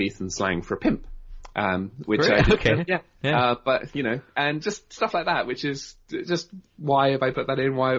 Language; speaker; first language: English; native; English